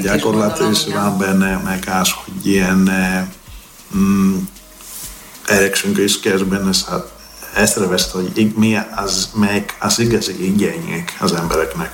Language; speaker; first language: Hungarian; non-native, learner; Greek